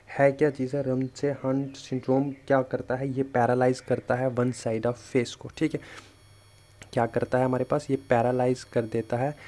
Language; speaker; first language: Hindi; non-native, local second language; Kashmiri